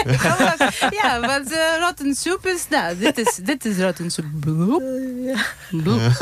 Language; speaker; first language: Dutch; non-native, learner; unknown